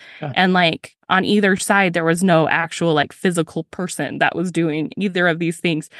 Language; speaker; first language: English; native; English